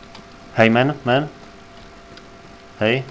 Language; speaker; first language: English; non-native, learner; Polish